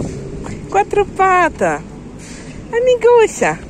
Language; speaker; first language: Portuguese; non-native, fluent; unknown